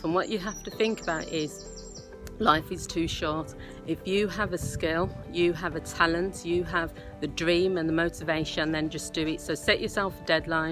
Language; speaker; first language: English; native; English